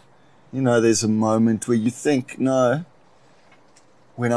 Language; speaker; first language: English; native; English